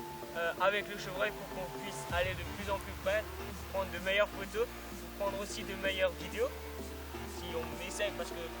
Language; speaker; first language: French; native; French